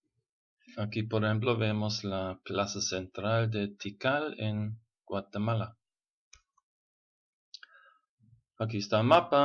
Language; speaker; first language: Spanish; non-native, fluent; German